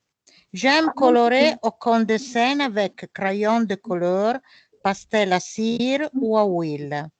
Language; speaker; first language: French; non-native, learner; Italian